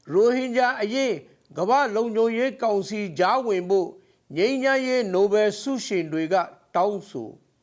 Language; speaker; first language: Burmese; non-native, local second language; Rohingya